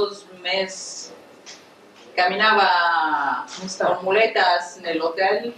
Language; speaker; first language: Spanish; non-native, learner; Italian